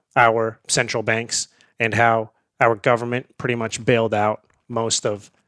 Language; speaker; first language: English; early bilingual, other home language; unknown